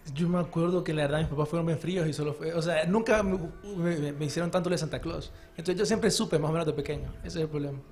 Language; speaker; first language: Spanish; native; Spanish